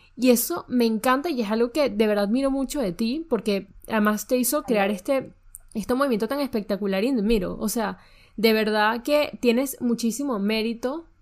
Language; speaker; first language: Spanish; native; Spanish